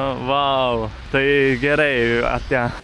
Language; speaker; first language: Lithuanian; non-native, learner; Turkish